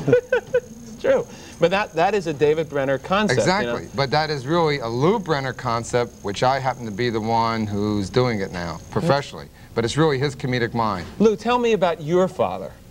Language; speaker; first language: English; native; English